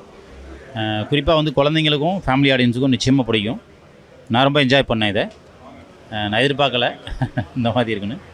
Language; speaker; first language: Tamil; native; Tamil